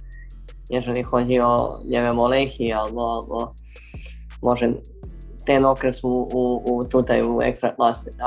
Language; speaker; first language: Polish; non-native, learner; Serbian